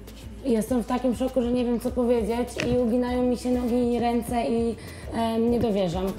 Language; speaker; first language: Polish; native; Polish